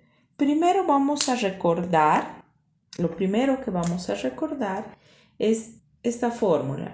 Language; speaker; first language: Spanish; native; Spanish